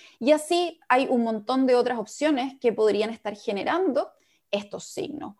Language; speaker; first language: Spanish; native; Spanish